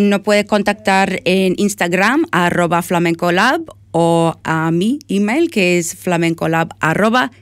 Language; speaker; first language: Spanish; non-native, fluent; English